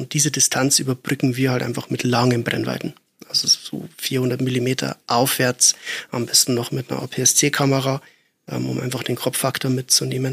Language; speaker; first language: German; native; German